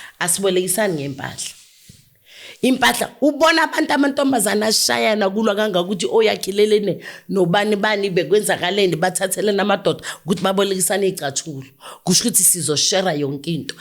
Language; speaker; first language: Zulu; native; Zulu